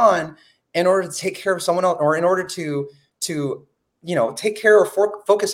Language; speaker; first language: English; native; English